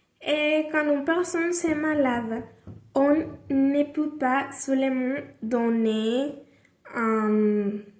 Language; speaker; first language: French; non-native, learner; Spanish